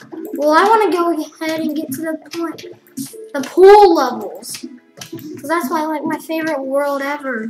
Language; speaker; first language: English; native; English